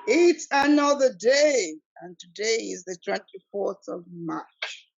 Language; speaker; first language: English; non-native, local second language; Yoruba